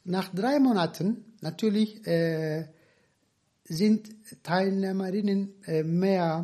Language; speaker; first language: German; non-native, fluent; Turkish